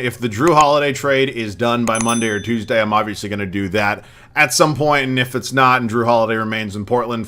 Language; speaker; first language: English; native; English